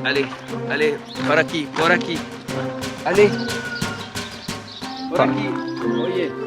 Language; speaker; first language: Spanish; non-native, learner; French